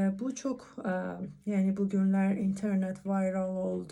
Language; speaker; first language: Turkish; non-native, learner; Persian